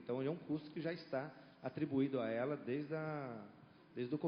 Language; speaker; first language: Portuguese; native; Portuguese